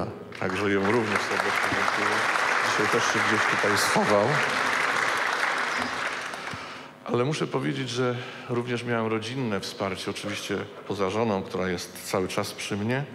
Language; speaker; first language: Polish; native; Polish